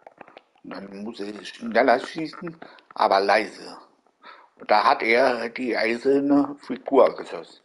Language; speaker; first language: German; non-native, learner; Vietnamese